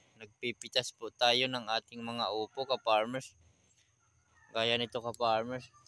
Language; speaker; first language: Filipino; non-native, local second language; Bikol